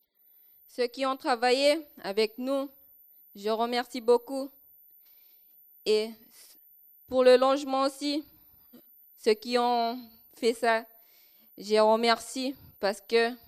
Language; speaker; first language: French; non-native, local second language; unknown